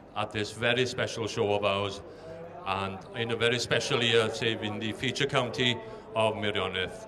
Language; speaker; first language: English; non-native, local second language; Welsh